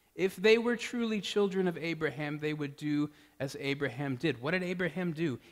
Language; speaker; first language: English; native; English